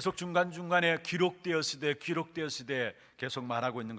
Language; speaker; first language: Korean; native; Korean